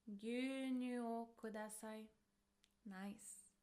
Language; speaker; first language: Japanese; non-native, fluent; English